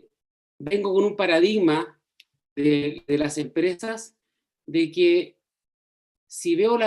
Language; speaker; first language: Spanish; native; Spanish